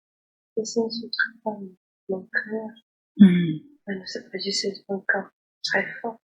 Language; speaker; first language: French; non-native, learner; Spanish